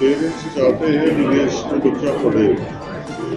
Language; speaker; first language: Hindi; native; Hindi